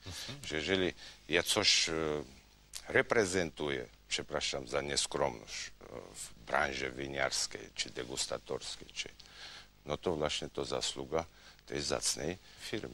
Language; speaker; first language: Polish; non-native, fluent; Georgian